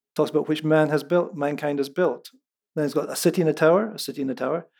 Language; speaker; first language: English; non-native, local second language; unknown